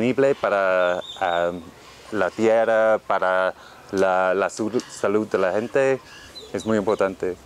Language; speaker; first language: Spanish; non-native, learner; English